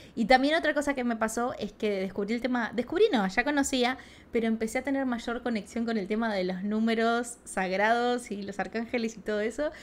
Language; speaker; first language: Spanish; native; Spanish